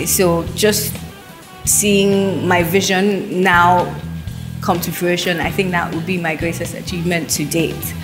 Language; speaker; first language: English; non-native, local second language; Yoruba